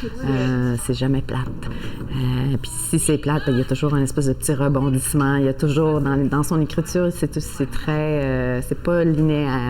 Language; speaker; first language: French; native; French